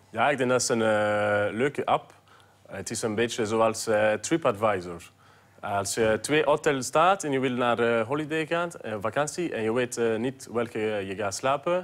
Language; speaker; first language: Dutch; non-native, local second language; French